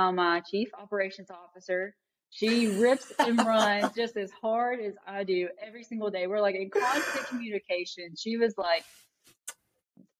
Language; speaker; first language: English; native; English